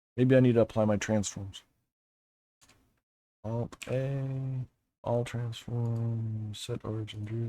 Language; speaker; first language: English; native; English